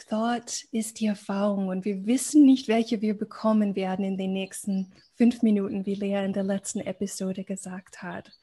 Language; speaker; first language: German; non-native, fluent; English